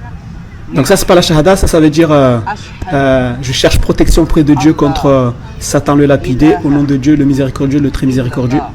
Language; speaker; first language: French; native; French